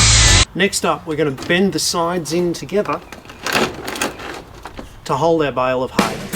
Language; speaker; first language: English; native; English